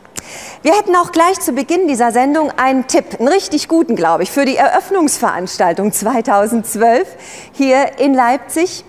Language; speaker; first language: German; native; German